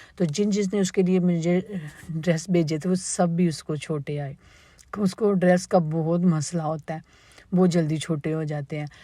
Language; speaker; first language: Urdu; native; Urdu